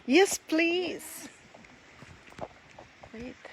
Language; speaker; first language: English; non-native, local second language; Filipino